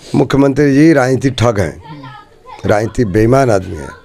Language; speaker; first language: Hindi; non-native, local second language; Bhojpuri